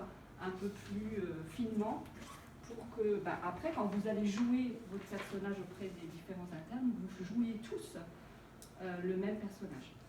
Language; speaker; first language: French; native; French